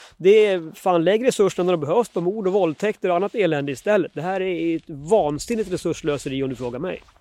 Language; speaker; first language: Swedish; native; Swedish